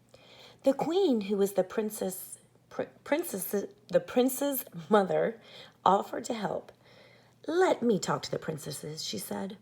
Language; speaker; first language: English; native; English